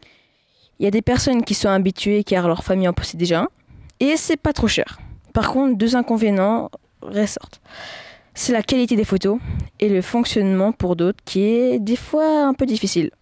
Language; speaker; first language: French; native; French